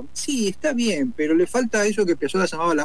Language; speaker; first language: Spanish; native; Spanish